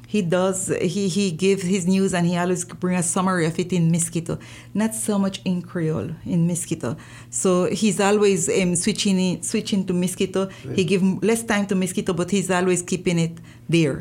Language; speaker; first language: English; non-native, fluent; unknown